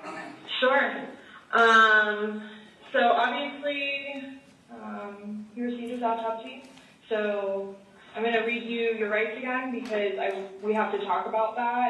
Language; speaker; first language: English; native; English